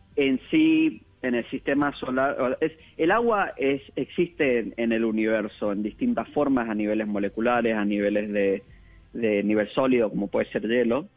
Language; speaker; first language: Spanish; native; Spanish